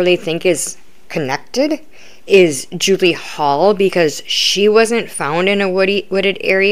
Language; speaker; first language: English; native; English